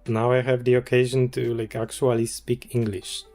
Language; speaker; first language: English; non-native, fluent; Polish